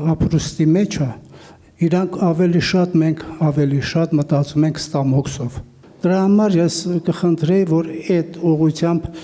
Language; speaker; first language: Armenian; non-native, local second language; Kurdish